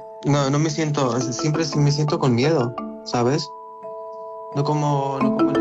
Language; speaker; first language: Spanish; non-native, learner; Arabic